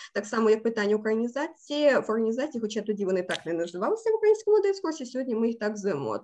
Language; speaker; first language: Ukrainian; native; Ukrainian